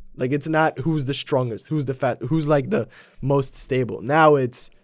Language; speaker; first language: English; early bilingual, other home language; Polish